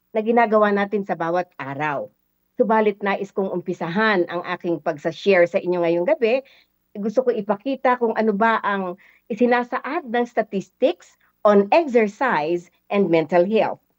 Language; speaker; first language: Filipino; native; Filipino